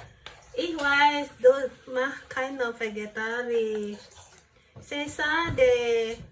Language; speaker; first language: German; non-native, learner; Indonesian